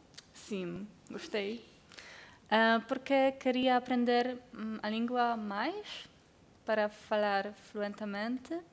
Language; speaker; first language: Portuguese; non-native, learner; Polish